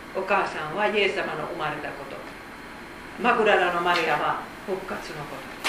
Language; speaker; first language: Japanese; non-native, fluent; Finnish